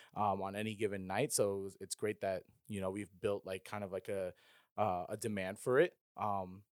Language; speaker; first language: English; early bilingual, other home language; Filipino